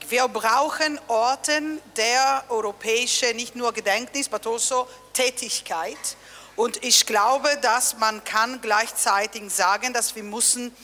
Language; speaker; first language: German; non-native, fluent; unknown